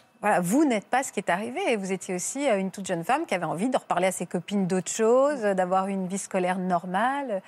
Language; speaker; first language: French; native; French